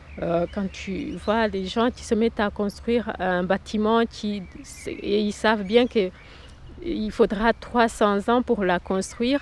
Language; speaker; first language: French; non-native, local second language; Kinyarwanda